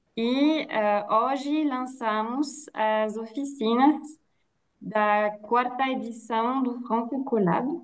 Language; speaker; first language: Portuguese; non-native, fluent; French